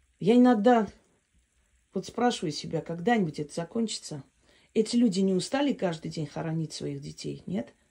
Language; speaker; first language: Russian; non-native, local second language; Armenian